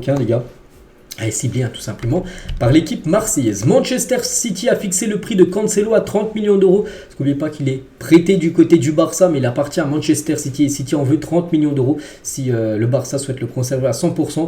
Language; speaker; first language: French; native; French